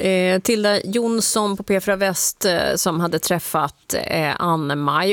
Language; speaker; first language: Swedish; native; Swedish